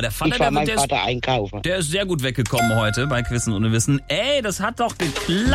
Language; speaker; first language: German; native; German